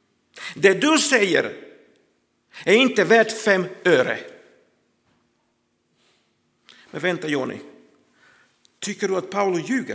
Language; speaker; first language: Swedish; non-native, fluent; Croatian